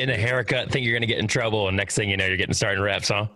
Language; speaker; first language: English; native; English